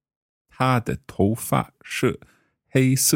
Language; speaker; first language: Chinese; non-native, learner; English